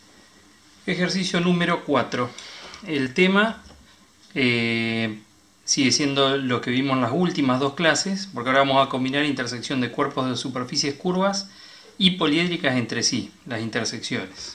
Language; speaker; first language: Spanish; native; Spanish